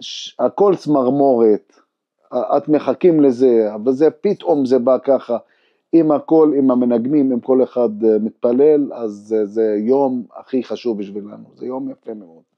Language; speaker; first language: Hebrew; non-native, local second language; Arabic